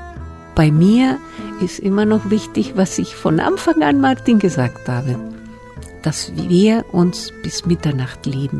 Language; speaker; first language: German; non-native, fluent; Spanish